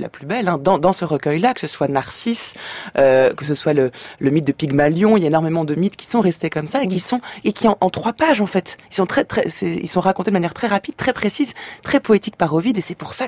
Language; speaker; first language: French; native; French